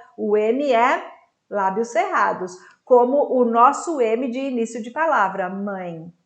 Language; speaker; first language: Portuguese; native; Portuguese